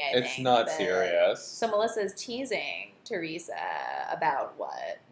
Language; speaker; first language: English; native; English